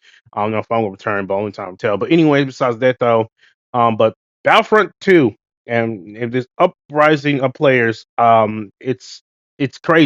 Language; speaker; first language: English; native; English